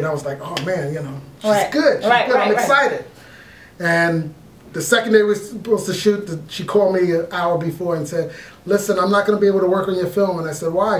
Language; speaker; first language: English; native; English